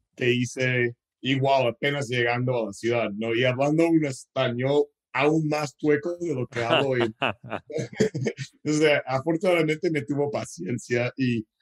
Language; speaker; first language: Spanish; non-native, fluent; English